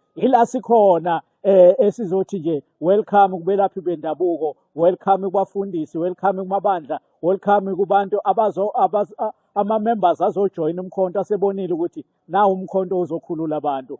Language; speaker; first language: Zulu; native; Zulu